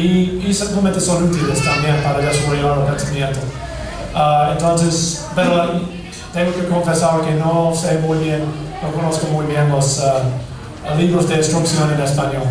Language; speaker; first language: Spanish; non-native, fluent; English